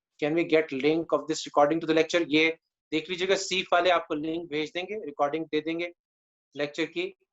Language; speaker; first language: Urdu; native; Urdu